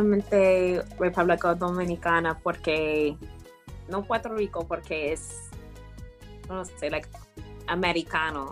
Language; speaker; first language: Spanish; early bilingual, heritage; English